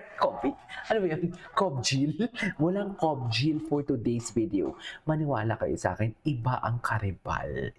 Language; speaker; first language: Filipino; native; Filipino